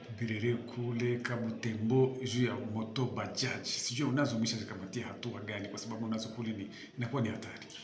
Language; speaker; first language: Swahili; native; Swahili